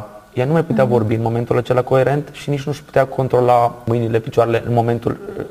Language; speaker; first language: Romanian; native; Romanian